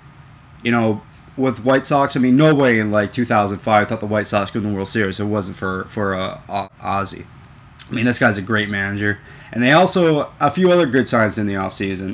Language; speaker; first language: English; native; English